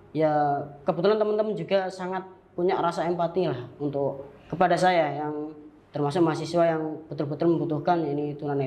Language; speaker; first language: Indonesian; non-native, local second language; Javanese